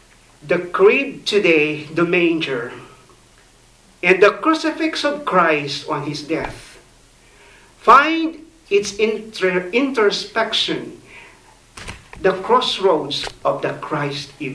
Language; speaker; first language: English; non-native, local second language; Filipino